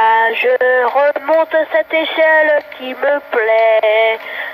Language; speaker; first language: French; native; French